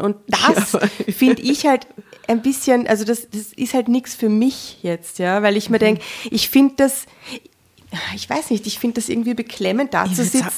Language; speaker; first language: German; native; German